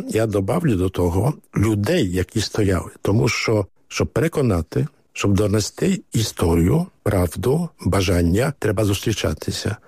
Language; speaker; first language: Ukrainian; early bilingual, heritage; Ukrainian